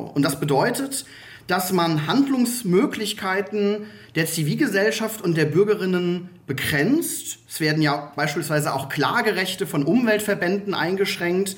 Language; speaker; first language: German; native; German